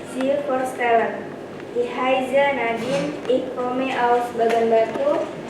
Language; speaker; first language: German; non-native, learner; Indonesian